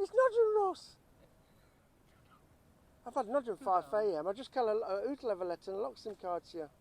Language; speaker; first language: Hungarian; early bilingual, heritage; English